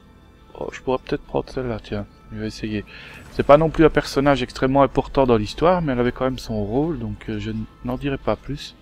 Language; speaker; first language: French; native; French